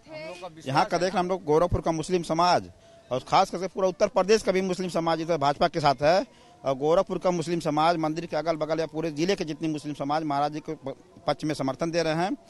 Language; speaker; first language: Hindi; native; Hindi